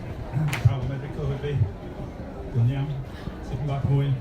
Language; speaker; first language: Welsh; non-native, local second language; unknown